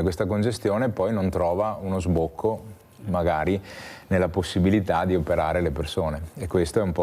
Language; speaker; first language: Italian; native; Italian